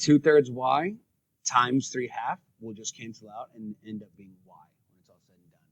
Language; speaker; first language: English; native; English